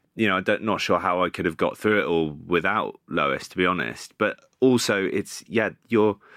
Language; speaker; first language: English; native; English